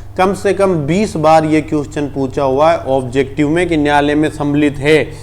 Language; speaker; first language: Hindi; native; Hindi